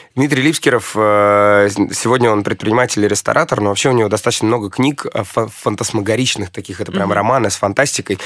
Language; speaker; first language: Russian; native; Russian